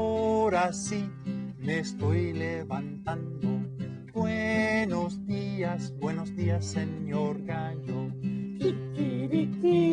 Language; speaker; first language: Spanish; non-native, fluent; English